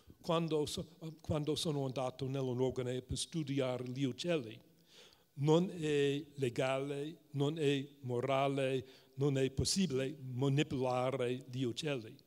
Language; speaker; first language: Italian; non-native, fluent; English